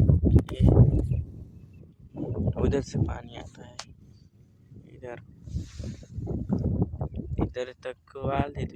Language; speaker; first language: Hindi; non-native, local second language; Gujarati